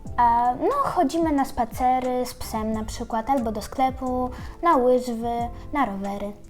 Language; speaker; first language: Polish; early bilingual, other home language; Ukrainian